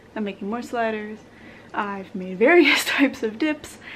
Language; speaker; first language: English; native; English